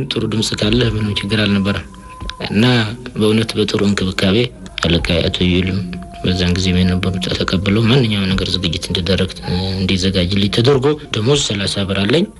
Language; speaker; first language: Amharic; non-native, local second language; Tigrinya